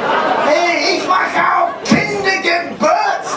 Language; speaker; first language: German; non-native, fluent; English